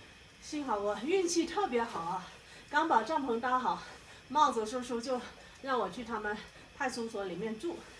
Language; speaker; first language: Chinese; native; Chinese